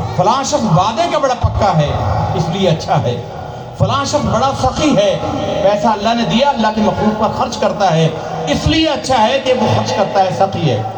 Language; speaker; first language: Urdu; non-native, local second language; Punjabi